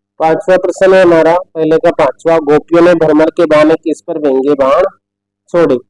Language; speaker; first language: Hindi; native; Hindi